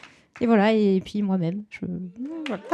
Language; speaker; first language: French; native; French